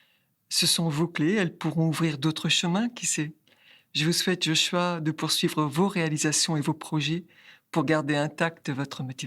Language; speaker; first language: French; native; French